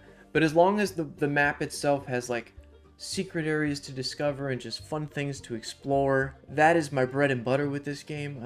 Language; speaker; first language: English; native; English